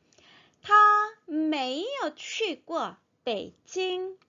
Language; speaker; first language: Chinese; non-native, fluent; Korean